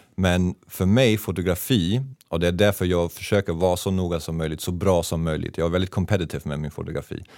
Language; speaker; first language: Swedish; non-native, fluent; German